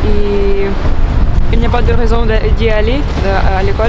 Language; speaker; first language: French; non-native, fluent; Ukrainian